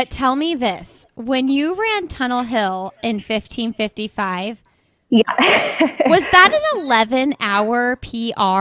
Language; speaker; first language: English; native; English